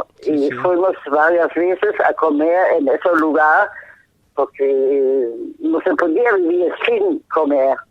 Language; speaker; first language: Spanish; non-native, fluent; German